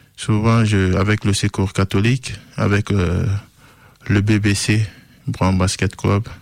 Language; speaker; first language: French; non-native, local second language; Susu